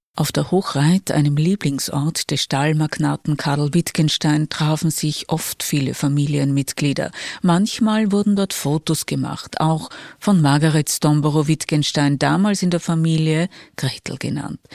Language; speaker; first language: German; native; German